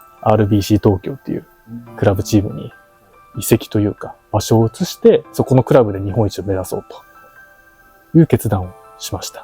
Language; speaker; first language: Japanese; native; Japanese